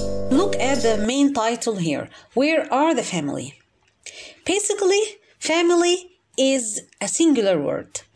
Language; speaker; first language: English; non-native, fluent; Arabic